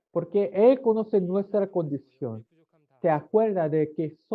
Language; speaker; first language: Spanish; non-native, learner; Korean